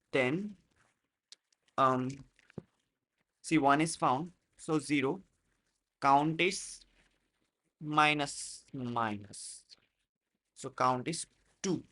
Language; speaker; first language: English; non-native, local second language; Hindi